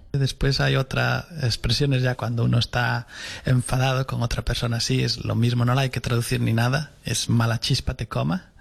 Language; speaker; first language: Spanish; non-native, local second language; Galician